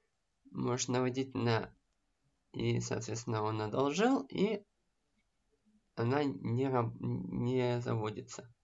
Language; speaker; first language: Russian; native; Russian